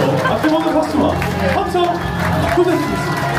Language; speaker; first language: Korean; native; Korean